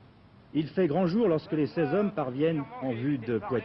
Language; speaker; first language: French; native; French